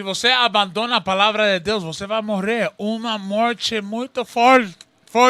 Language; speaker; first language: Portuguese; non-native, learner; Spanish